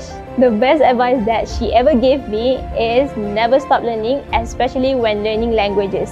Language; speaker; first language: English; non-native, local second language; Malay